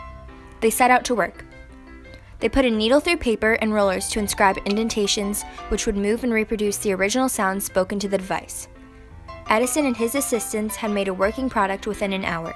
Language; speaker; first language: English; native; English